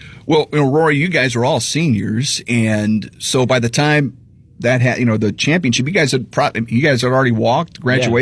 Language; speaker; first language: English; native; English